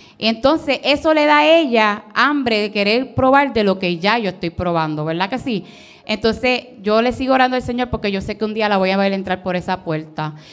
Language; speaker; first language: Spanish; early bilingual, heritage; Spanish